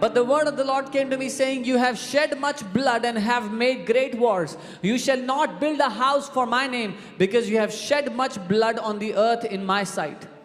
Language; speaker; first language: English; non-native, local second language; Hindi